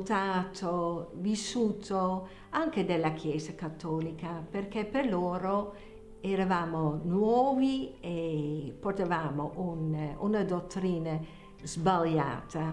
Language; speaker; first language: Italian; non-native, fluent; Dutch